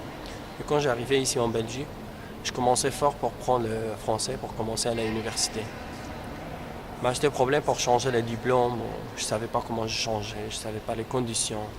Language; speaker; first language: French; non-native, learner; Kurdish